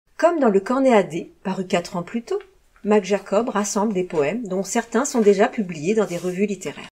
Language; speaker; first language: French; native; French